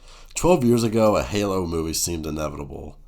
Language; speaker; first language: English; native; English